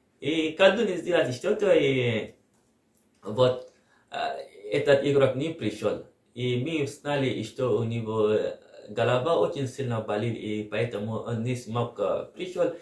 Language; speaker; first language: Russian; non-native, learner; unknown